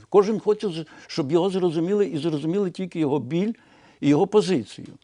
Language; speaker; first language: Ukrainian; non-native, local second language; Russian